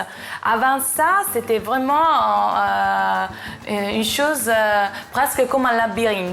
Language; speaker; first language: French; non-native, fluent; Italian